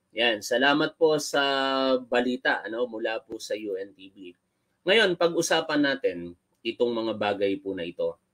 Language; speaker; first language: Filipino; native; Filipino